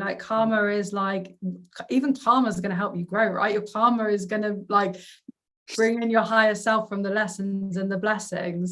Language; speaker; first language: English; native; English